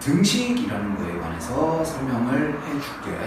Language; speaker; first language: Korean; native; Korean